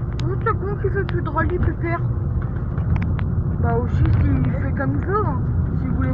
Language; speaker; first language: French; native; French